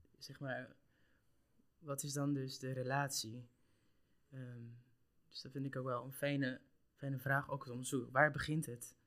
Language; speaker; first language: Dutch; non-native, local second language; Papiamento